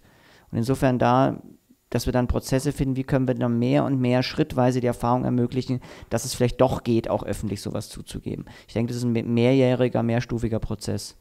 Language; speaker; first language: German; native; German